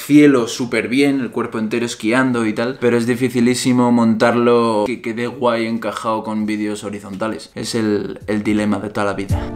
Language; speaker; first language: Spanish; native; Spanish